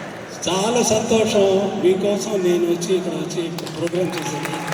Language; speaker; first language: Telugu; non-native, fluent; Tamil